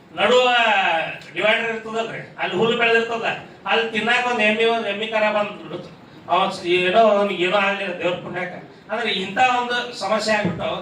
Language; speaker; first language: Kannada; native; Kannada